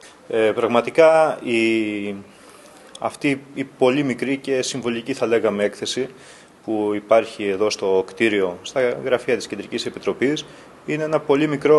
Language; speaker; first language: Greek; native; Greek